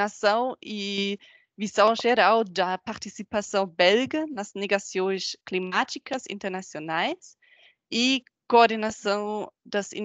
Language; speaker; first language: Portuguese; non-native, fluent; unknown